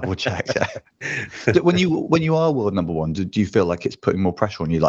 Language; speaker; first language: English; native; English